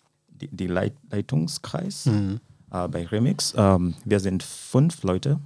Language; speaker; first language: German; non-native, fluent; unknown